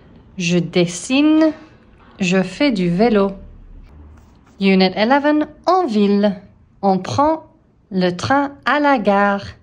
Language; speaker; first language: French; non-native, fluent; English